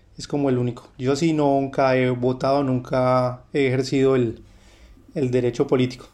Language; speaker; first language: Spanish; native; Spanish